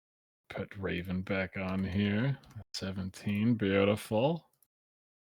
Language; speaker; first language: English; native; English